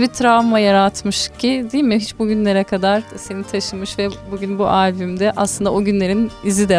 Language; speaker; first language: Turkish; native; Turkish